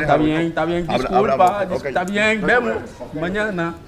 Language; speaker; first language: Spanish; non-native, learner; Haitian Creole